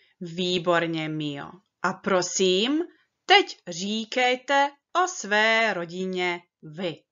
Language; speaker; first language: Czech; early bilingual, heritage; Czech